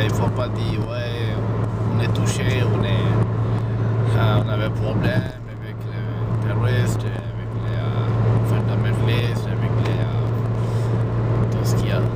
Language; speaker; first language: French; non-native, fluent; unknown